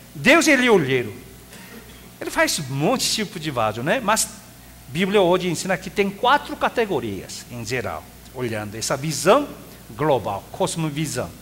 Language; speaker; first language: Portuguese; non-native, fluent; Korean